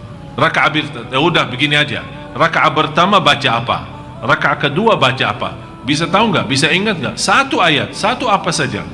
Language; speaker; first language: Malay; non-native, fluent; Arabic